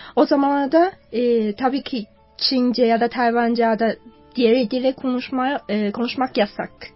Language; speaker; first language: Turkish; non-native, fluent; Chinese